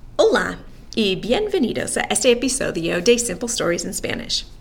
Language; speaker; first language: Spanish; non-native, fluent; English